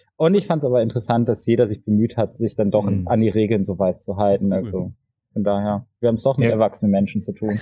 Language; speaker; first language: German; native; German